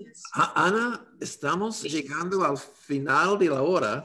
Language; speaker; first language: Spanish; non-native, learner; English